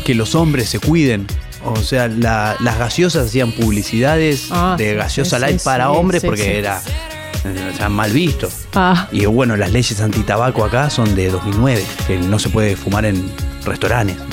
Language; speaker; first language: Spanish; native; Spanish